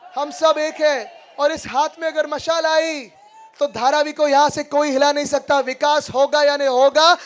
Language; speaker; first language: Hindi; non-native, local second language; Marathi